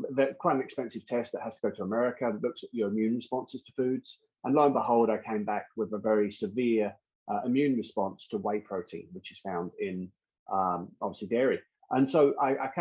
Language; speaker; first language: English; native; English